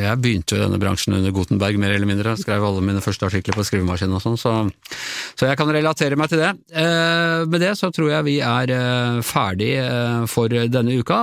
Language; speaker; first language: Norwegian; native; Norwegian